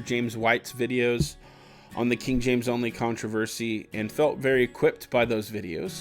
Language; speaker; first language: English; native; English